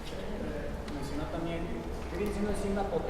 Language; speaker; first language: Spanish; native; Spanish